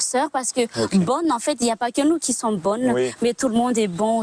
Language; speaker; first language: French; non-native, local second language; Malagasy